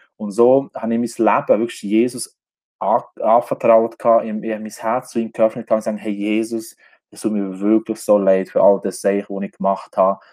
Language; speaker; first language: German; non-native, fluent; Albanian